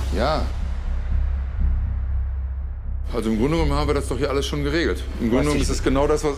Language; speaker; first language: German; native; German